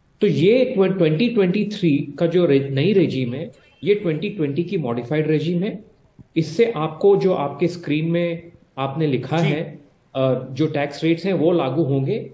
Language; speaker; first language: Hindi; native; Hindi